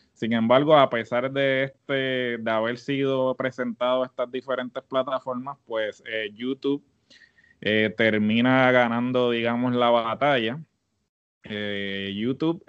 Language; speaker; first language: Spanish; native; Spanish